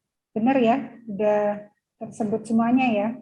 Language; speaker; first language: Indonesian; native; Indonesian